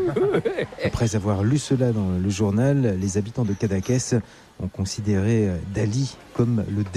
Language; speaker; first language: French; native; French